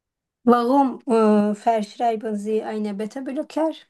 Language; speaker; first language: German; non-native, learner; Turkish